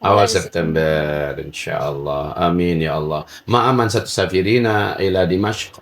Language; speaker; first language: Arabic; non-native, fluent; Indonesian